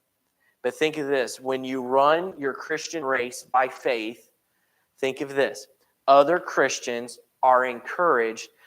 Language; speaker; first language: English; native; English